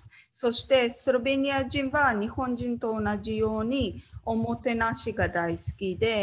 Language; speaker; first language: Japanese; non-native, learner; Slovenian